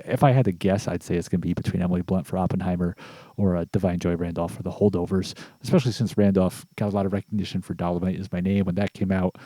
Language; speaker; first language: English; native; English